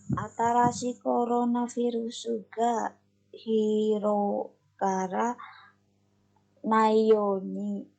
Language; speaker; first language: Japanese; non-native, learner; Indonesian